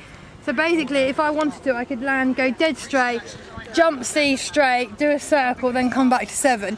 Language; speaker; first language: English; native; English